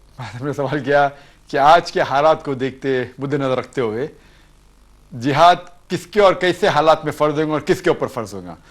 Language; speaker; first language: Urdu; non-native, local second language; Konkani